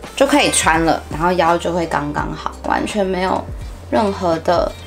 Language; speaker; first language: Chinese; early bilingual, heritage; Chinese